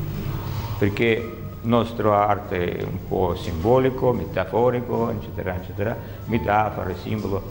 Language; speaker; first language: Italian; non-native, learner; Russian